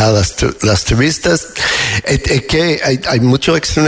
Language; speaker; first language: Spanish; non-native, learner; English